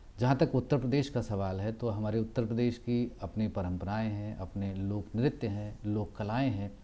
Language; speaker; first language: Hindi; native; Hindi